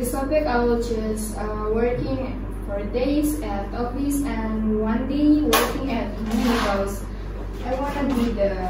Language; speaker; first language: English; non-native, learner; Indonesian